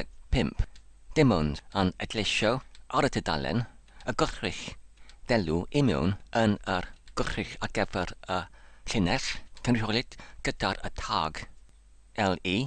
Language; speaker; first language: Welsh; non-native, learner; English